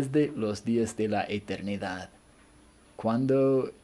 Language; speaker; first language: Spanish; non-native, fluent; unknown